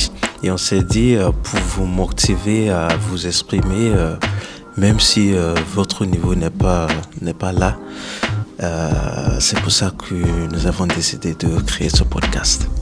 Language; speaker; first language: French; non-native, fluent; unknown